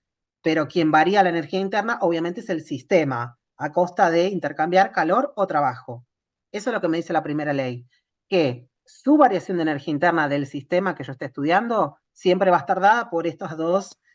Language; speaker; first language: Spanish; native; Spanish